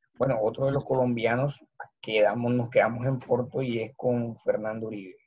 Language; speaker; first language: Spanish; native; Spanish